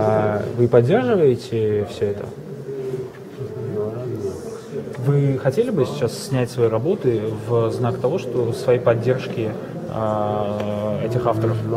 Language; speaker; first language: Russian; native; Russian